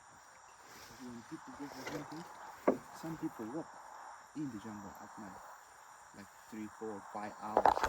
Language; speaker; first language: English; non-native, local second language; Spanish